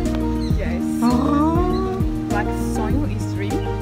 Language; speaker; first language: English; non-native, fluent; Portuguese